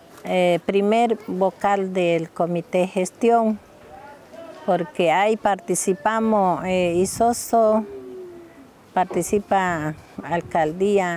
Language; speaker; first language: Spanish; non-native, local second language; Guarani